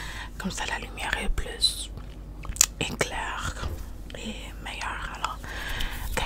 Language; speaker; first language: French; non-native, learner; English